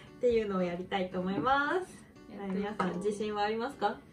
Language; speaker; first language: Japanese; native; Japanese